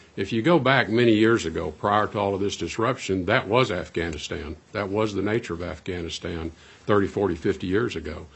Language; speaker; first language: English; native; English